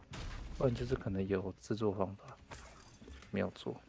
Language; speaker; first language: Chinese; native; Chinese